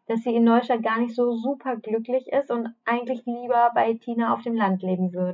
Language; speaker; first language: German; native; German